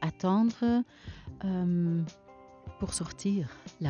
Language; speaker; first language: French; non-native, learner; Dutch